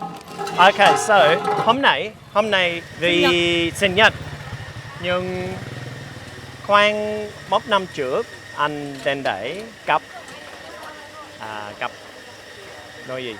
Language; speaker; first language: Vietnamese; non-native, learner; English